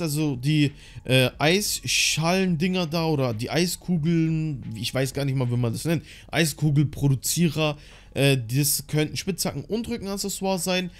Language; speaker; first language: German; native; German